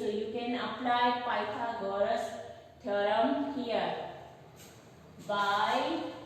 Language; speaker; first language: English; non-native, local second language; Hindi